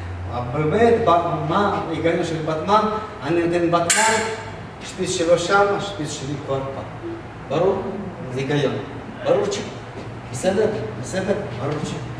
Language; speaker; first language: Hebrew; non-native, fluent; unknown